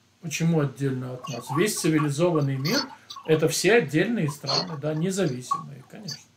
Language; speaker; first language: Russian; native; Russian